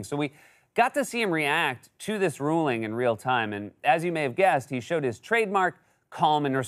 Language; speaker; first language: English; native; English